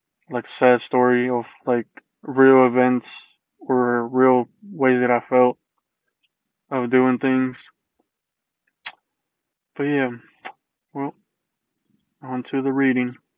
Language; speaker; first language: English; early bilingual, other home language; Spanish